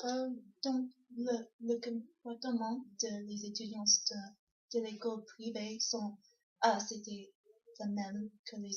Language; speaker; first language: French; non-native, learner; English